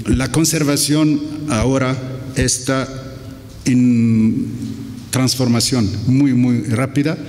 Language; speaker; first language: Spanish; non-native, fluent; Arabic